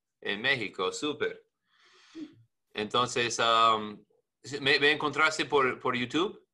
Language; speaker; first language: Spanish; non-native, learner; English